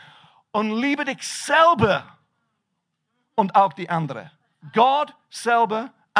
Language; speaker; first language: German; non-native, fluent; English